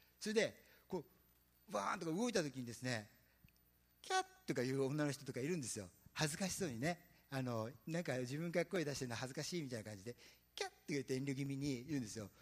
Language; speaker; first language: Japanese; native; Japanese